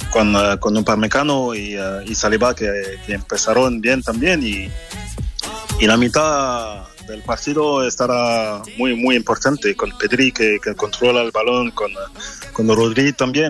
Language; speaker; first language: Spanish; non-native, fluent; French